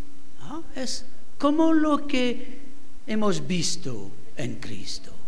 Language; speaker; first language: Spanish; non-native, fluent; French